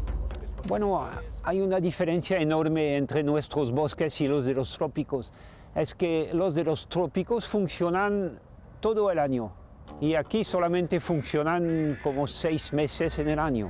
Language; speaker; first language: Spanish; non-native, fluent; French